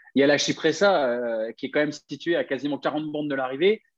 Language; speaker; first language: French; native; French